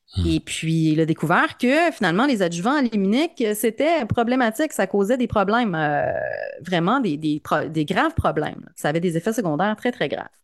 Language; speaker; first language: French; native; French